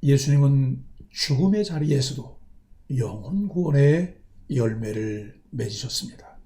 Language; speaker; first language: Korean; native; Korean